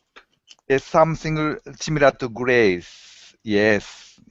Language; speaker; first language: English; non-native, learner; Japanese